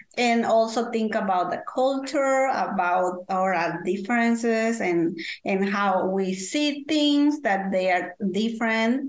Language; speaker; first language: English; non-native, fluent; Spanish